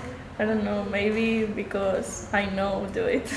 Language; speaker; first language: English; non-native, learner; Spanish